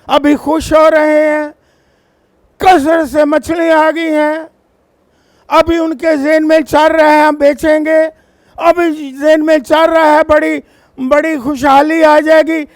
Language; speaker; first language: Urdu; non-native, local second language; Punjabi